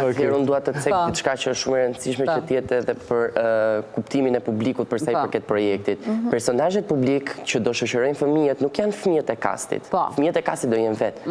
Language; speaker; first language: Albanian; native; Albanian